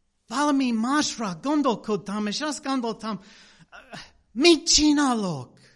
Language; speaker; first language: Hungarian; non-native, fluent; English